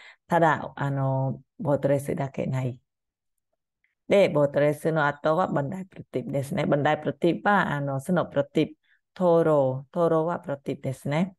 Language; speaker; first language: Japanese; non-native, learner; Khmer